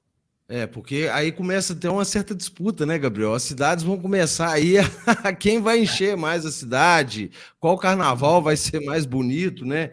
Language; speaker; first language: Portuguese; native; Portuguese